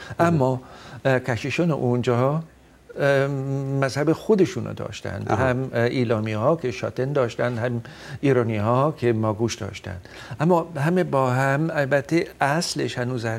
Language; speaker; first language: Persian; non-native, fluent; Dutch